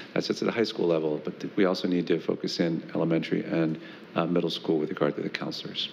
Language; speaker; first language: English; early bilingual, other home language; Spanish